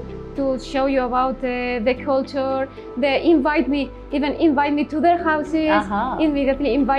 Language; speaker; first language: English; non-native, learner; Spanish